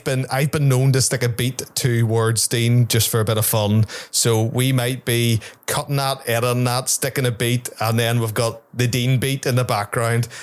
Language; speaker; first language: English; native; English